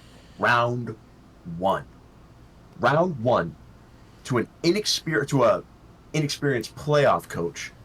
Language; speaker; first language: English; native; English